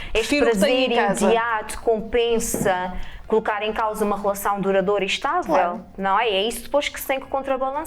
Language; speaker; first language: Portuguese; native; Portuguese